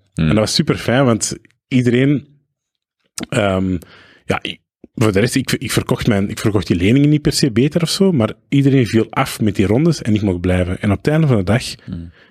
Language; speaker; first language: Dutch; early bilingual, other home language; Arabic